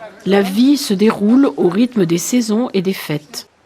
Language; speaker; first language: French; native; French